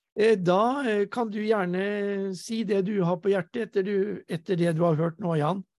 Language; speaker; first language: Norwegian; native; Norwegian